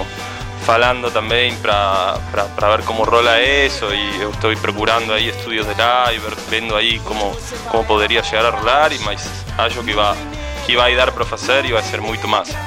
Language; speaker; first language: Portuguese; non-native, fluent; Spanish